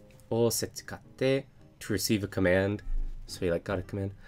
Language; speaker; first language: English; native; English